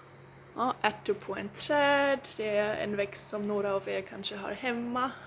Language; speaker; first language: Swedish; non-native, fluent; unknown